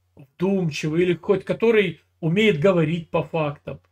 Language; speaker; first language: Russian; native; Russian